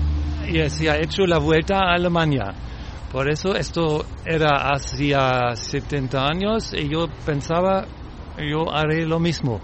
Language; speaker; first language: Spanish; non-native, fluent; German